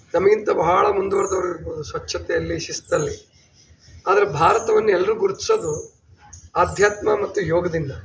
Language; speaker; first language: Kannada; native; Kannada